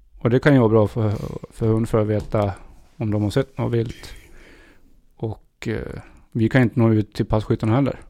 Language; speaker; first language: Swedish; native; Swedish